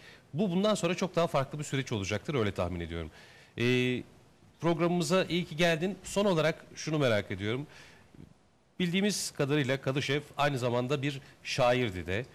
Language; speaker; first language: Turkish; native; Turkish